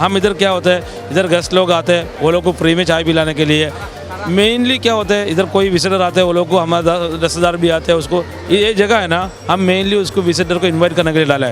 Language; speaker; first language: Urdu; non-native, fluent; Malayalam